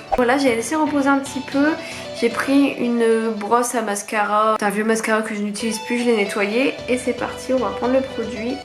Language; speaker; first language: French; native; French